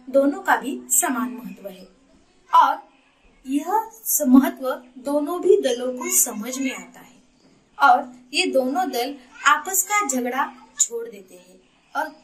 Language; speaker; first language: Hindi; non-native, local second language; Marathi